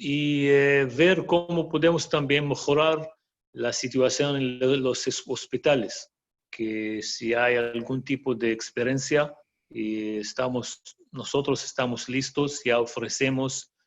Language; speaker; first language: Spanish; non-native, fluent; Arabic